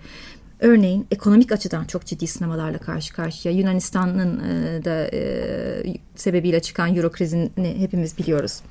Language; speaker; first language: Turkish; native; Turkish